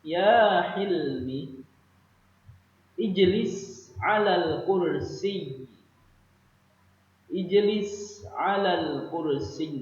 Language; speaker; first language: Arabic; non-native, fluent; Indonesian